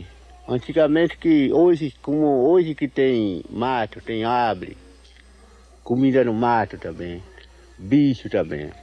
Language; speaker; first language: Portuguese; non-native, local second language; Kayapó